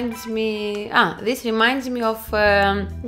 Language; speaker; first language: English; non-native, fluent; Greek